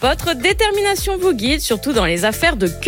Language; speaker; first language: French; native; French